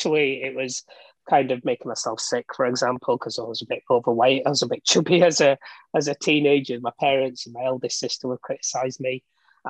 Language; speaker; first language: English; native; English